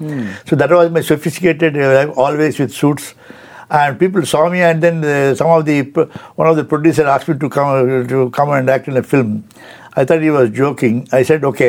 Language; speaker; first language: English; non-native, local second language; Telugu